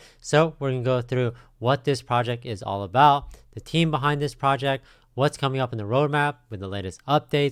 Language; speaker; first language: English; native; English